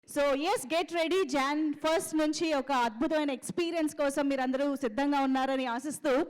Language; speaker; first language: Telugu; native; Telugu